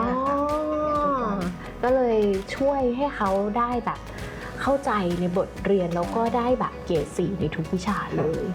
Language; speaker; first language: Thai; native; Thai